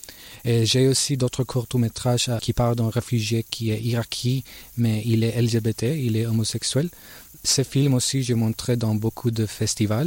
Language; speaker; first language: French; non-native, learner; Spanish